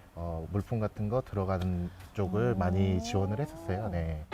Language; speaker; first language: Korean; native; Korean